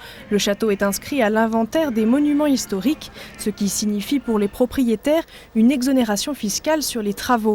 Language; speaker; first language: French; native; French